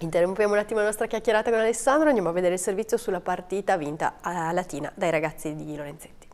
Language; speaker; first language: Italian; native; Italian